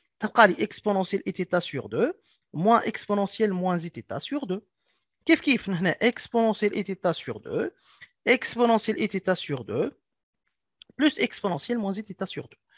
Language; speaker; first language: French; non-native, local second language; Arabic